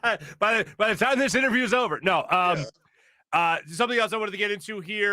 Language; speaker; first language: English; native; English